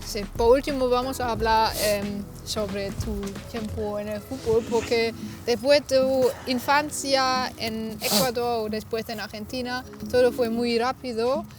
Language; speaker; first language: Spanish; non-native, fluent; German